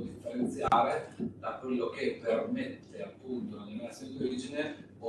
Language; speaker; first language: Italian; native; Italian